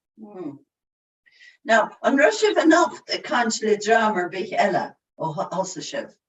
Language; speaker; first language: Irish; non-native, local second language; English